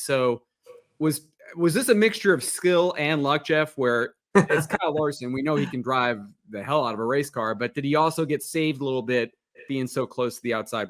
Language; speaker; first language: English; native; English